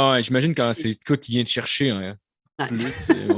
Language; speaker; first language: French; native; French